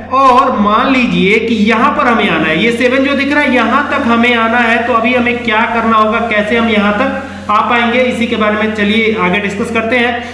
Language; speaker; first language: Hindi; native; Hindi